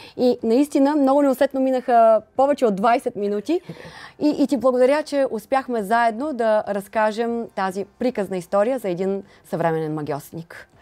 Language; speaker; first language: Bulgarian; native; Bulgarian